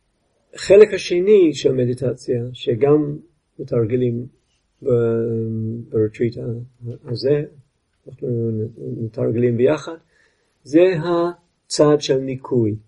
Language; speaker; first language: Hebrew; non-native, fluent; English